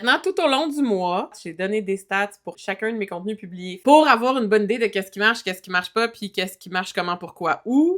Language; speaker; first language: French; native; French